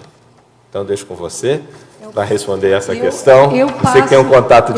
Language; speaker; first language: Portuguese; native; Portuguese